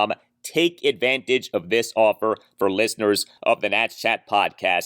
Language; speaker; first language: English; native; English